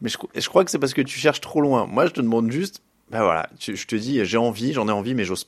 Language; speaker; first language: French; native; French